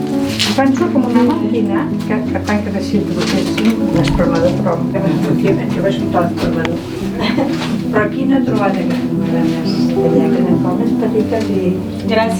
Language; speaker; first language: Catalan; non-native, learner; Spanish